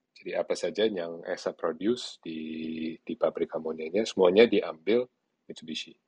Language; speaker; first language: Indonesian; early bilingual, other home language; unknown